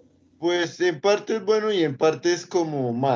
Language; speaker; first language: Spanish; native; Spanish